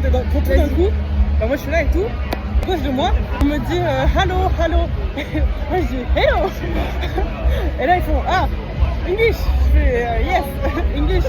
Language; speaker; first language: French; native; French